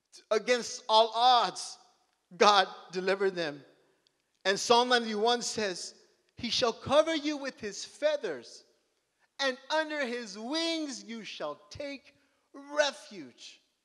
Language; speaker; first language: English; early bilingual, other home language; Spanish